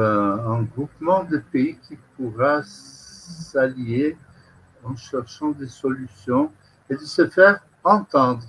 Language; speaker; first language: French; non-native, fluent; Portuguese